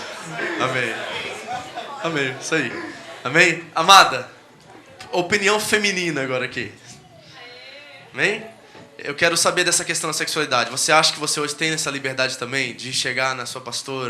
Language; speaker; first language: Portuguese; native; Portuguese